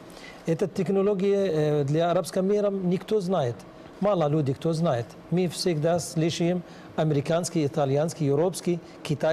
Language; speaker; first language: Russian; non-native, learner; Arabic